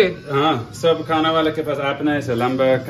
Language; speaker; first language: Hindi; non-native, learner; English